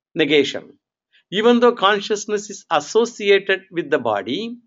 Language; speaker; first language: English; non-native, local second language; Tamil